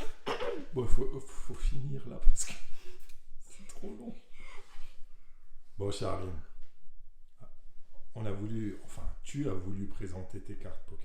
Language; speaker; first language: French; native; French